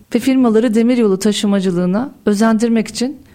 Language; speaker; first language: Turkish; native; Turkish